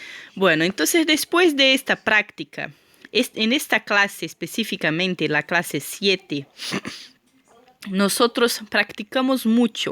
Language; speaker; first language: Spanish; non-native, fluent; Portuguese